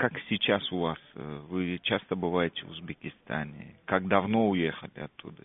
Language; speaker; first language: Russian; non-native, local second language; Uzbek